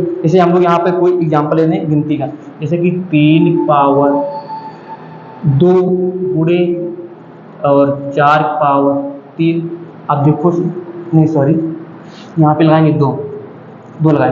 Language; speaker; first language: Hindi; native; Hindi